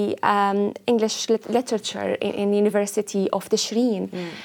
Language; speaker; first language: English; non-native, fluent; Arabic